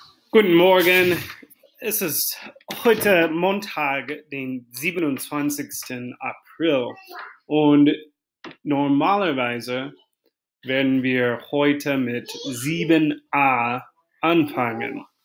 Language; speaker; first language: German; non-native, fluent; English